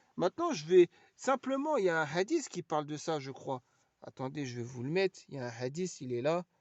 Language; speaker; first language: French; native; French